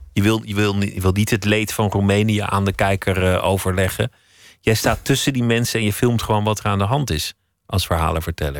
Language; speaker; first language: Dutch; native; Dutch